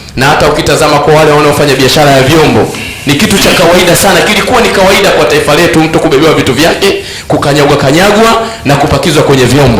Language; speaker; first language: Swahili; native; Swahili